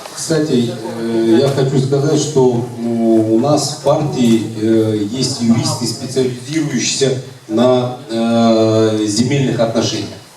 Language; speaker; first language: Russian; non-native, local second language; Kazakh